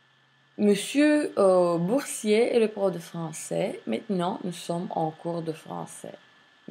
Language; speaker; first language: French; non-native, fluent; English